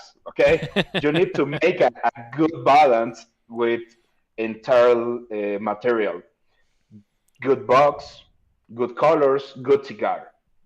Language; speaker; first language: English; non-native, learner; Spanish